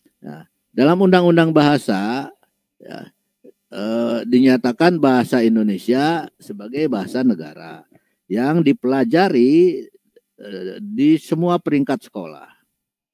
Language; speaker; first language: Indonesian; native; Indonesian